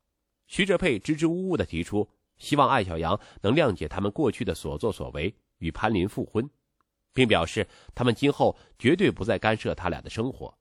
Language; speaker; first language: Chinese; native; Chinese